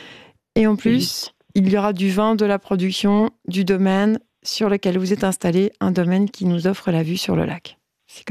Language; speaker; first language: French; native; French